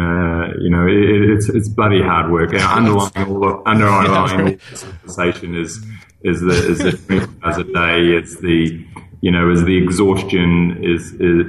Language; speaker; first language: English; native; English